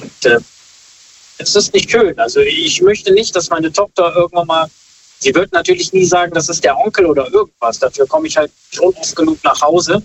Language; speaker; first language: German; native; German